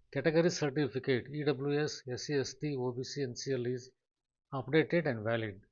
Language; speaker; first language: English; non-native, local second language; Kannada